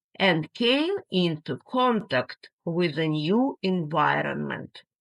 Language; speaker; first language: English; non-native, fluent; Ukrainian